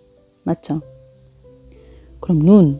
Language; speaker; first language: Korean; non-native, fluent; Arabic